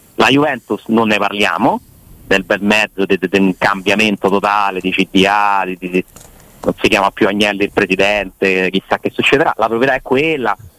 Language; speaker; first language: Italian; native; Italian